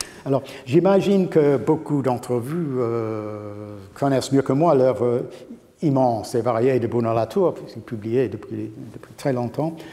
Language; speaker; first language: French; non-native, fluent; English